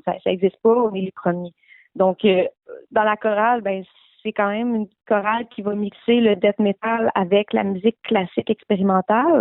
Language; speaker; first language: French; native; French